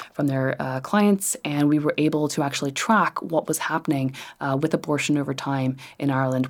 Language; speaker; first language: English; native; English